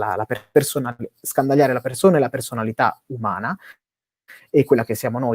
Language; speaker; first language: Italian; native; Italian